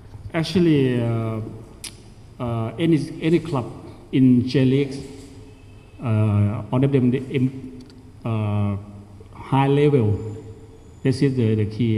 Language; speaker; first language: English; non-native, learner; Thai